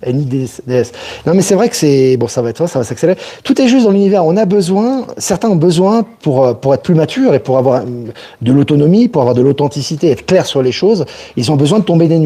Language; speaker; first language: French; native; French